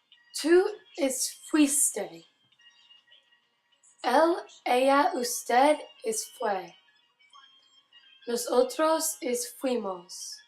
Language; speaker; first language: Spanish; non-native, learner; English